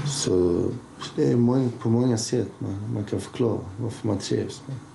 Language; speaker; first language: Swedish; early bilingual, other home language; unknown